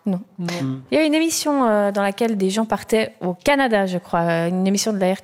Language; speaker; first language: French; native; French